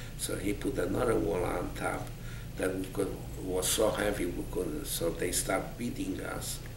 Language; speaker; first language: English; non-native, fluent; Polish